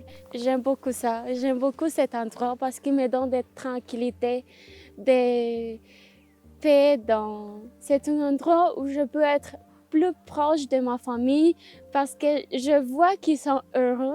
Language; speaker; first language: French; non-native, learner; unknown